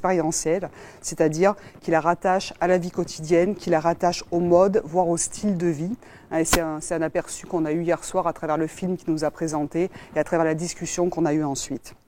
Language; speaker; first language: French; native; French